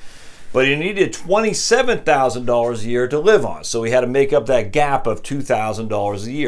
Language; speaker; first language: English; native; English